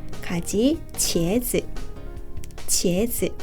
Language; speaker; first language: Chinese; non-native, fluent; Korean